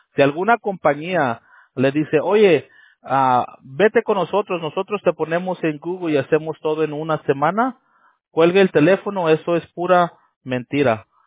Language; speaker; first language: Spanish; early bilingual, heritage; Spanish